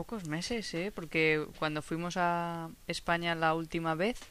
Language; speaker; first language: Spanish; non-native, fluent; English